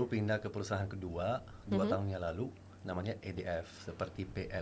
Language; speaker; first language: Indonesian; non-native, learner; French